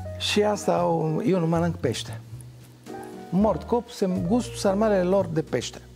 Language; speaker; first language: Romanian; non-native, fluent; Italian